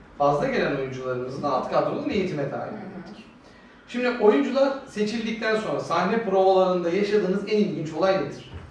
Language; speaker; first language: Turkish; native; Turkish